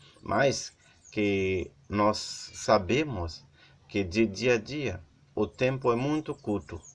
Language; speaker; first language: Portuguese; non-native, learner; Haitian Creole